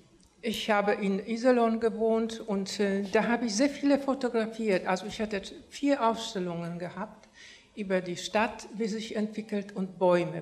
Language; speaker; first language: German; non-native, fluent; Polish